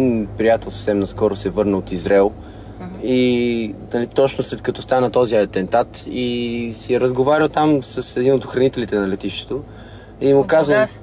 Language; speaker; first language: Bulgarian; early bilingual, heritage; Bulgarian